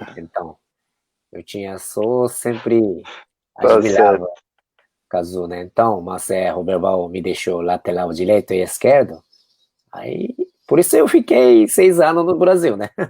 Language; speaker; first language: Portuguese; non-native, fluent; Japanese